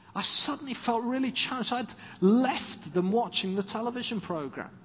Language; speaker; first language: English; native; English